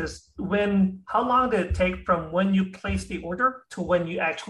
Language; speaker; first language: English; non-native, local second language; Filipino